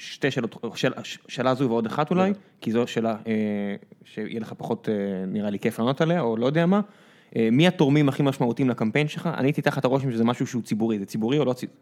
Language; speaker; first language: Hebrew; native; Hebrew